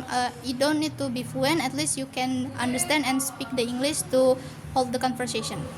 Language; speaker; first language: English; non-native, learner; Indonesian